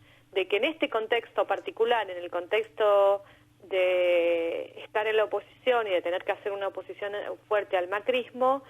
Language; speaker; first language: Spanish; native; Spanish